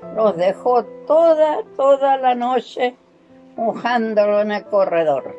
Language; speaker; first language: Spanish; native; Spanish